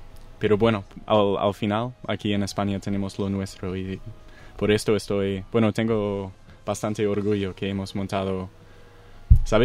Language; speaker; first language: Spanish; non-native, fluent; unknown